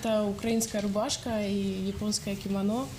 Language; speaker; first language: Russian; native; Russian